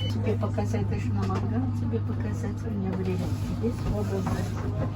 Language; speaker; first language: Russian; non-native, local second language; Uzbek